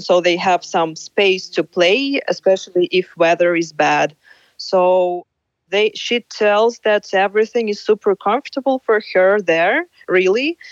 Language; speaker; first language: English; non-native, fluent; Ukrainian